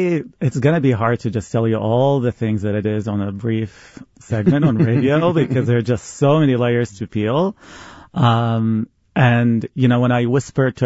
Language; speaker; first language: English; non-native, fluent; Arabic